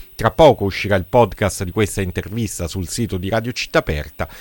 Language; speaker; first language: Italian; native; Italian